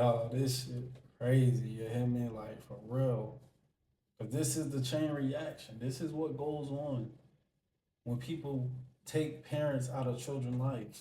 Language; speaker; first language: English; native; English